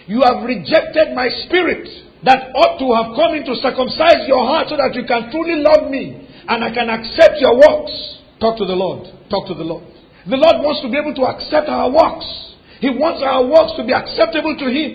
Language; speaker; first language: English; non-native, local second language; Yoruba